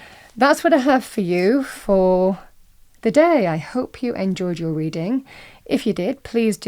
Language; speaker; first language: English; native; English